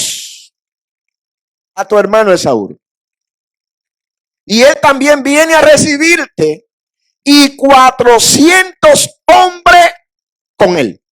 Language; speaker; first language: Spanish; native; Spanish